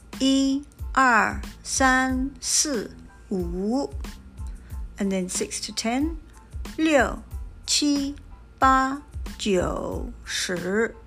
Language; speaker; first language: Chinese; non-native, fluent; English